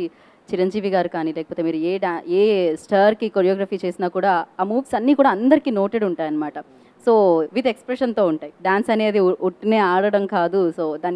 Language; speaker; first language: Telugu; native; Telugu